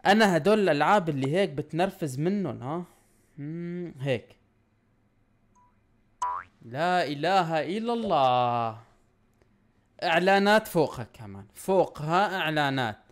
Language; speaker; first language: Arabic; native; Arabic